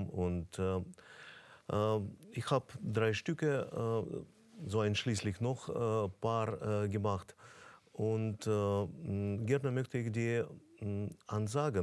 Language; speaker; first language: German; non-native, fluent; Russian